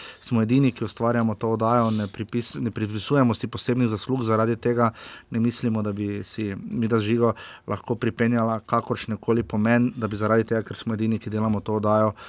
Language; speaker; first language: Slovenian; native; Slovenian